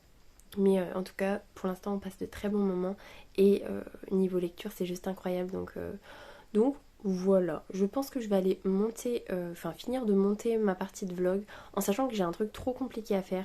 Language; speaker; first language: French; native; French